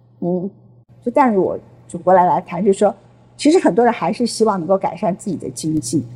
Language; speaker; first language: Chinese; native; Chinese